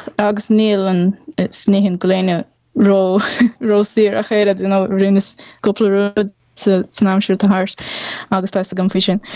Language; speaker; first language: Irish; non-native, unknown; Portuguese